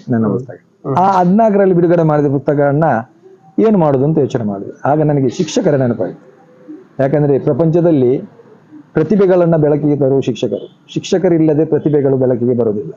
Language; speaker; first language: Kannada; non-native, local second language; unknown